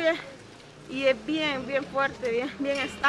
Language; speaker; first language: Spanish; native; Spanish